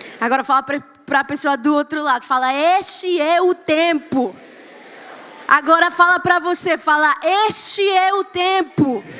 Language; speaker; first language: Portuguese; non-native, fluent; Spanish